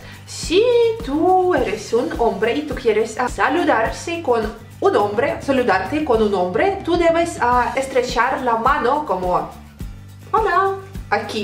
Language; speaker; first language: Spanish; non-native, learner; Russian